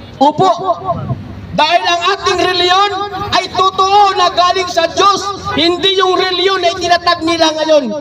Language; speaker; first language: Filipino; non-native, local second language; Cebuano